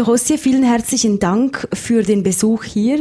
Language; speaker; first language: German; native; German